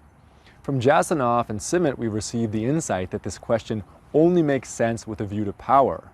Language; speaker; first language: English; native; English